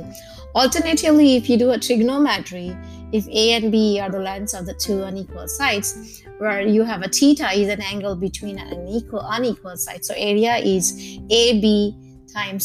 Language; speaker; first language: English; non-native, local second language; Gujarati